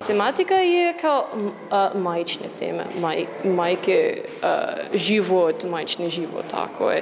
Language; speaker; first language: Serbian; non-native, learner; English